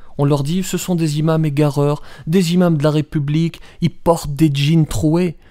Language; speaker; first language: French; early bilingual, other home language; Riffian